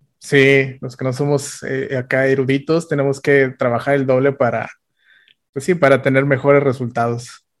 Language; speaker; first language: Spanish; native; Spanish